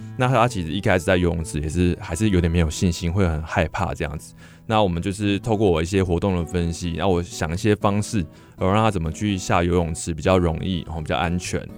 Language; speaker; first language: Chinese; native; Chinese